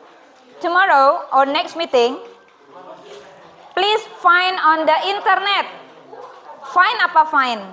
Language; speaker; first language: English; non-native, fluent; Indonesian